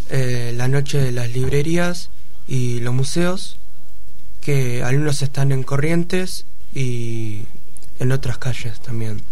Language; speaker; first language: Spanish; early bilingual, other home language; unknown